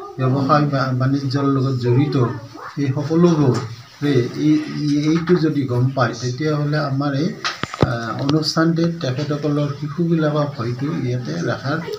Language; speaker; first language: Assamese; native; Assamese